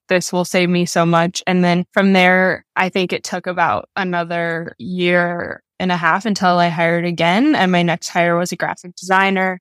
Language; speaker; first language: English; native; English